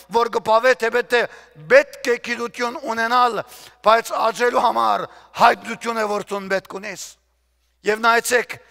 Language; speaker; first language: Armenian; early bilingual, heritage; Armenian